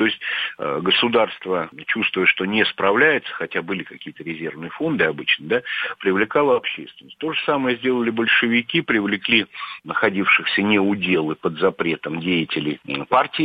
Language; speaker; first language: Russian; native; Russian